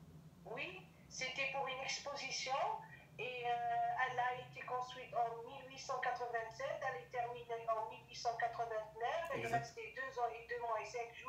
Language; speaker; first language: French; non-native, learner; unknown